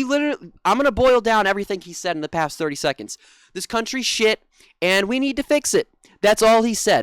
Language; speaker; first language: English; native; English